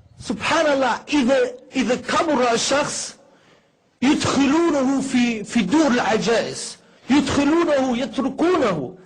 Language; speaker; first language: Egyptian Arabic; non-native, fluent; German